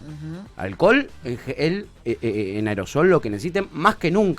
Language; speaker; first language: Spanish; native; Spanish